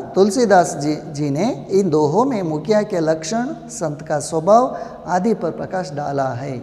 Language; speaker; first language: Hindi; non-native, local second language; Kannada